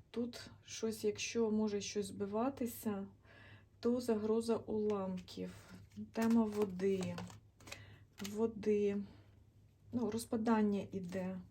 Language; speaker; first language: Ukrainian; non-native, local second language; Russian